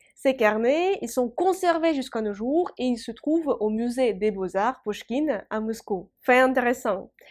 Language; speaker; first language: French; non-native, fluent; Russian